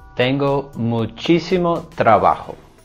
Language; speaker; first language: Spanish; non-native, learner; English